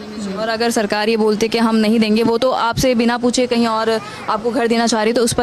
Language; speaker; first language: Hindi; native; Hindi